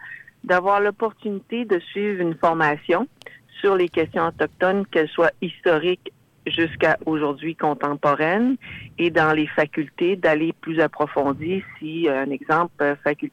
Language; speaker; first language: French; native; French